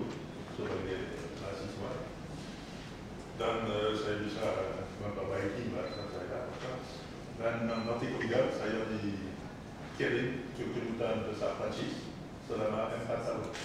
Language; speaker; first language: Indonesian; non-native, fluent; French